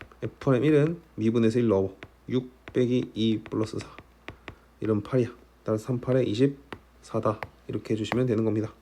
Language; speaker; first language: Korean; native; Korean